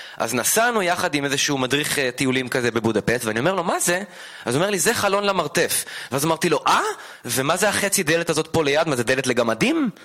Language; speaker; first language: Hebrew; native; Hebrew